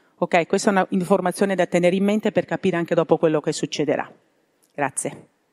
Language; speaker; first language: Italian; native; Italian